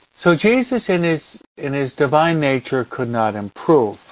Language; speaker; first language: English; native; English